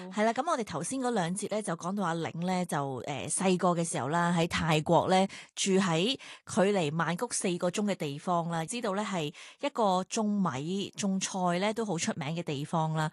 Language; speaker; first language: Cantonese; native; Cantonese